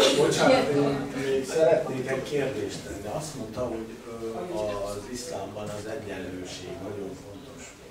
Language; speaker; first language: Hungarian; non-native, fluent; Turkish